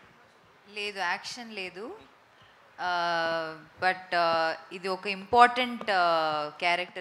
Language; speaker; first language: Telugu; non-native, local second language; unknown